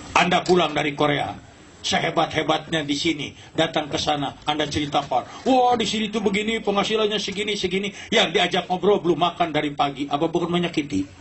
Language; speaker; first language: Indonesian; non-native, local second language; Sundanese